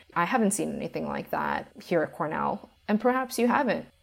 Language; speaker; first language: English; native; English